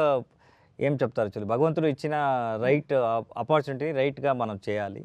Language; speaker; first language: Telugu; non-native, learner; Kannada